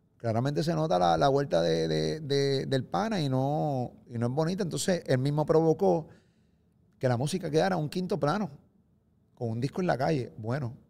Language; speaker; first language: Spanish; native; Spanish